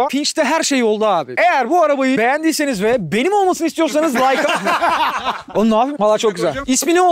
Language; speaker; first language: Turkish; native; Turkish